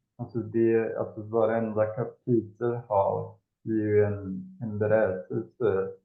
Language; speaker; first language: Swedish; non-native, fluent; Spanish